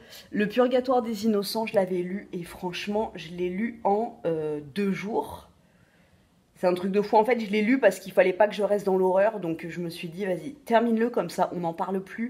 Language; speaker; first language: French; native; French